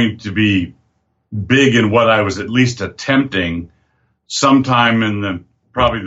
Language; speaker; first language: English; native; English